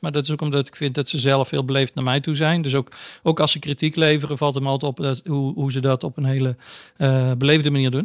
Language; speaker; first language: Dutch; native; Dutch